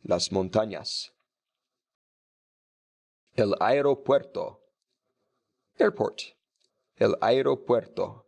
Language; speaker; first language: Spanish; non-native, fluent; English